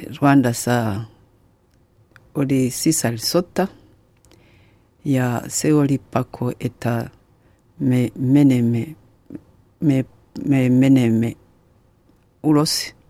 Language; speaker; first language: Finnish; non-native, learner; Kinyarwanda